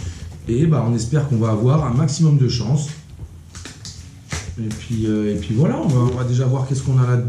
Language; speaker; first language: French; native; French